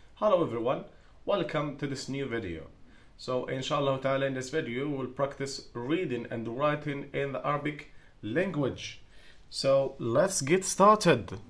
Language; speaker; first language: English; non-native, fluent; Arabic